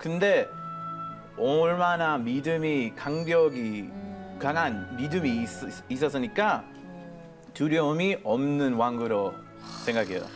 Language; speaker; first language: Korean; non-native, fluent; Hebrew